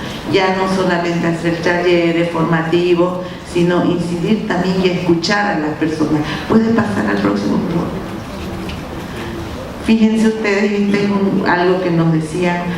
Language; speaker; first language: Spanish; native; Spanish